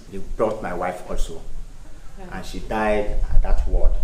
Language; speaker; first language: English; native; English